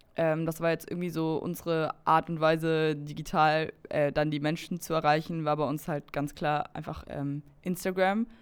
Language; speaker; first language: German; native; German